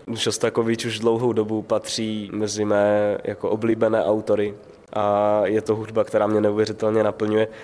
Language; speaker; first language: Czech; native; Czech